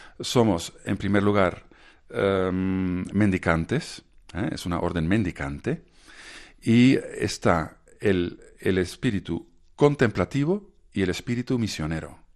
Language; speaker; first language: Spanish; non-native, fluent; Dutch